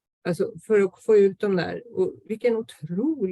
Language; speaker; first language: Swedish; native; Swedish